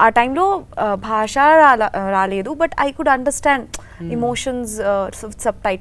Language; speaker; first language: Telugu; non-native, learner; Bangla